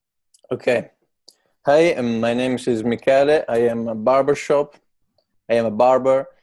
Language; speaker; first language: English; non-native, learner; Italian